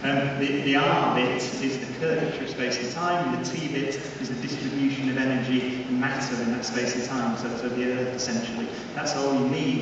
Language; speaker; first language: English; native; English